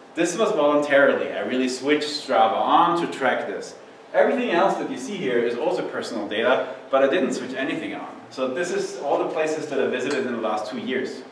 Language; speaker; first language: English; non-native, fluent; German